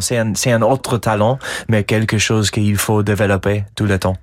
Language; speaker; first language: French; non-native, fluent; English